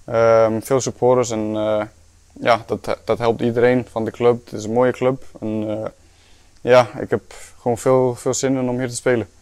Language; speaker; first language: Dutch; non-native, fluent; Icelandic